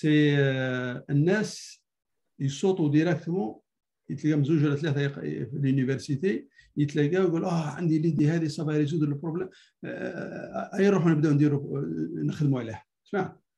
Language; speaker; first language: Arabic; native; Arabic